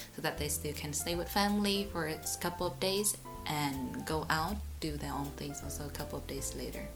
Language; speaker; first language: English; non-native, fluent; Vietnamese